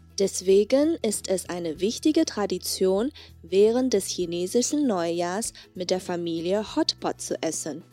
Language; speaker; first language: German; non-native, fluent; Chinese